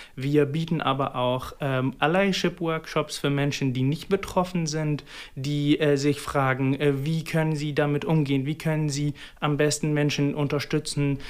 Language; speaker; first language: German; non-native, fluent; Kurdish